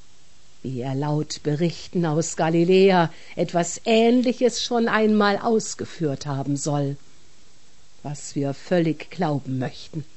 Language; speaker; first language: German; native; German